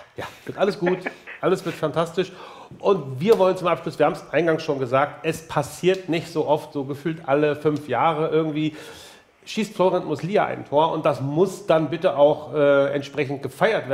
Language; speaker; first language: German; native; German